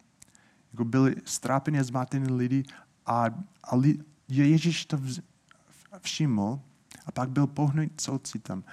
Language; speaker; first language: Czech; non-native, fluent; English